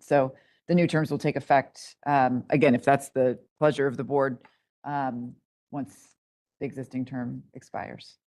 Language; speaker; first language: English; native; English